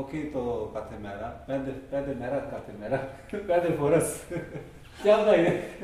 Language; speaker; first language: Greek; non-native, learner; Punjabi